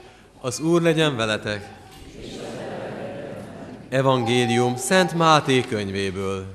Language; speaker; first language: Hungarian; native; Hungarian